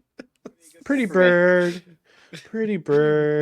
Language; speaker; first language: English; native; English